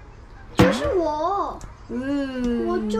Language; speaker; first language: Chinese; early bilingual, heritage; Chinese